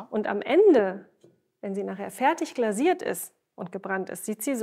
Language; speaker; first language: German; native; German